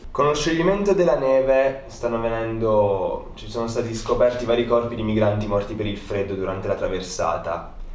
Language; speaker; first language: Italian; native; Italian